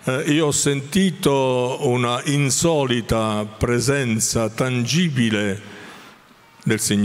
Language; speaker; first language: Italian; native; Italian